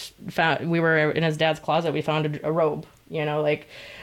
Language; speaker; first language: English; native; English